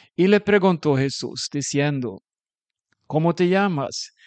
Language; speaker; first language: Spanish; non-native, fluent; Swedish